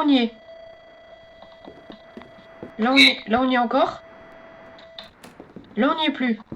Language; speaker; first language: French; native; French